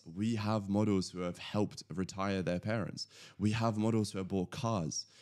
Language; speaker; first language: English; early bilingual, other home language; Latvian